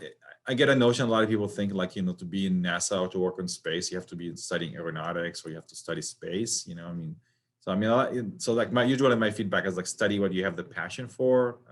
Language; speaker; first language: English; non-native, fluent; Arabic